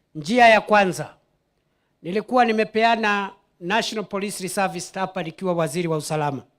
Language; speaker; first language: Swahili; non-native, local second language; Meru